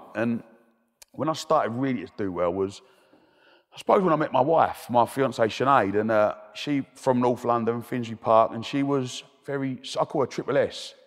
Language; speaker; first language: English; native; English